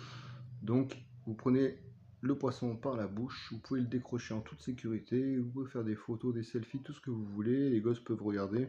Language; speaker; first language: French; native; French